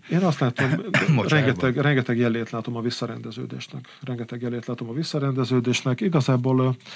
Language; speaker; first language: Hungarian; native; Hungarian